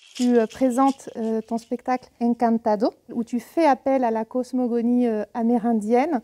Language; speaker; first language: French; native; French